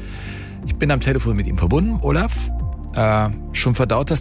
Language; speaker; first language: German; native; German